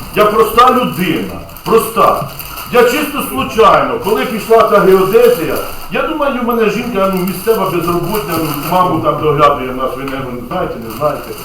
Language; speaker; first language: Ukrainian; native; Ukrainian